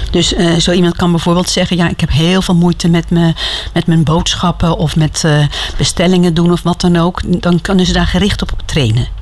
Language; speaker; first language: Dutch; native; Dutch